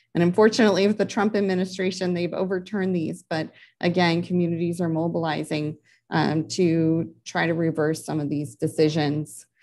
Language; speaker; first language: English; native; English